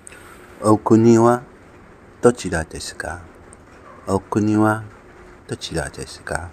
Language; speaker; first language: Japanese; non-native, learner; Chinese